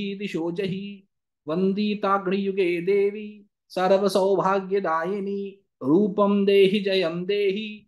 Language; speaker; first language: Hindi; native; Hindi